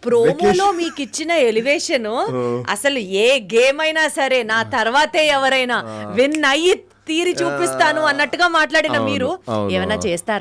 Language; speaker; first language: Telugu; native; Telugu